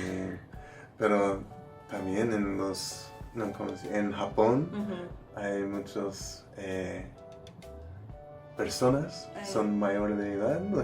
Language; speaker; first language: Spanish; non-native, learner; English